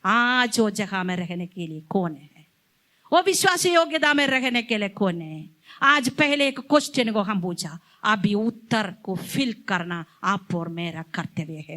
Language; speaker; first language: Hindi; non-native, local second language; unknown